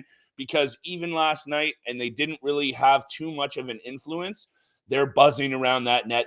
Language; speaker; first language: English; native; English